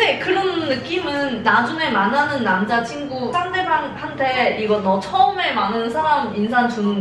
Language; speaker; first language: Korean; non-native, learner; Cantonese